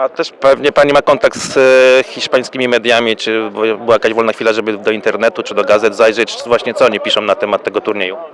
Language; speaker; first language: Polish; native; Polish